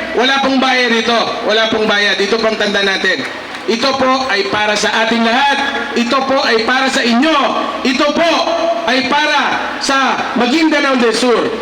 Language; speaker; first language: Filipino; non-native, local second language; Maguindanaon